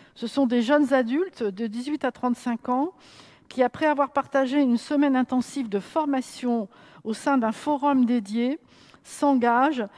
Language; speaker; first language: French; native; French